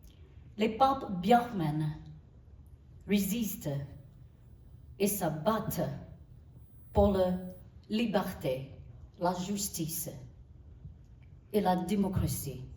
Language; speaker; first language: French; non-native, learner; Burmese